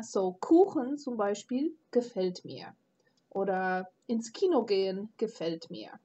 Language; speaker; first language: German; non-native, fluent; English